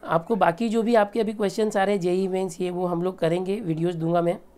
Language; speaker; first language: Hindi; native; Hindi